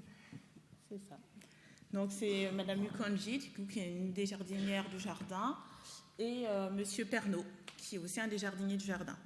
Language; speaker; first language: French; native; French